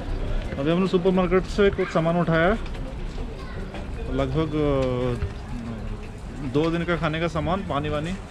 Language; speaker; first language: Hindi; non-native, local second language; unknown